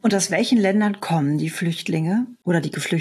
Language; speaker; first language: German; native; German